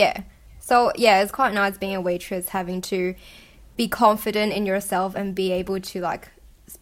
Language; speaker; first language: English; non-native, local second language; Cantonese